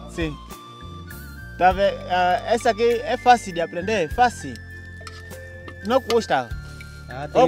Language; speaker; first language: Portuguese; non-native, learner; Vietnamese